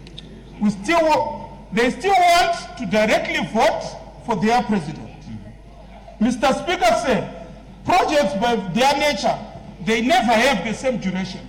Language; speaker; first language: English; non-native, local second language; Shona